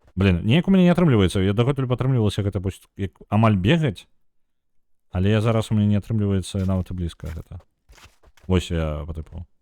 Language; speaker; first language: Belarusian; non-native, local second language; Russian